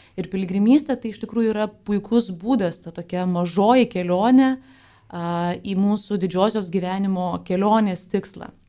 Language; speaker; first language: Lithuanian; native; Lithuanian